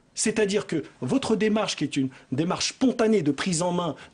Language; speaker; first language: French; native; French